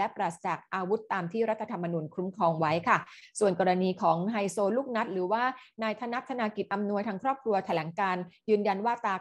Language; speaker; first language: Thai; native; Thai